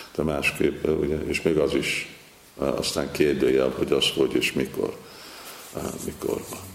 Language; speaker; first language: Hungarian; non-native, fluent; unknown